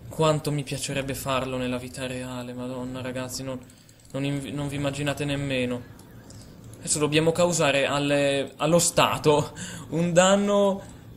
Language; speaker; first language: Italian; native; Italian